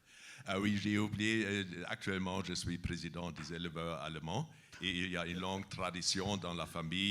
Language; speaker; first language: French; non-native, fluent; German